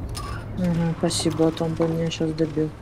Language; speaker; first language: Russian; native; Russian